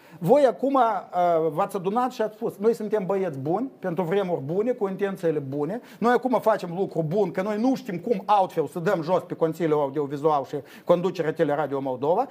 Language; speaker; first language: Romanian; native; Romanian